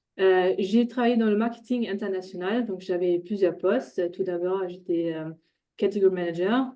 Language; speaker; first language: French; non-native, fluent; German